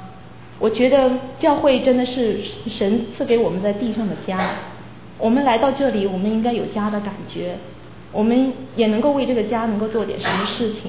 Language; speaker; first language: Chinese; native; Chinese